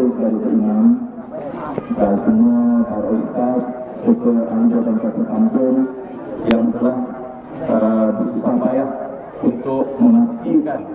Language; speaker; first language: Malay; native; Malay